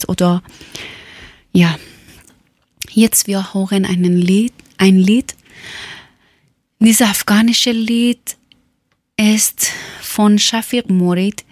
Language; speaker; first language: German; non-native, learner; Persian